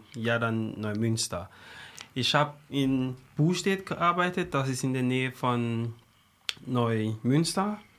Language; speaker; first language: German; non-native, fluent; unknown